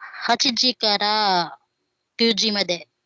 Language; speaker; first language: Japanese; non-native, learner; Filipino